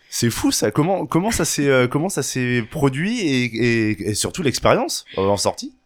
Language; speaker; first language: French; native; French